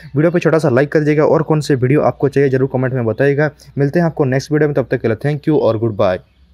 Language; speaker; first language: Hindi; non-native, local second language; Odia